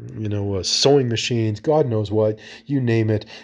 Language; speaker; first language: English; native; English